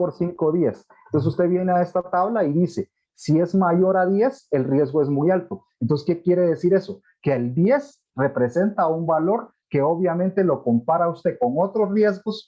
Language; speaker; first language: Spanish; native; Spanish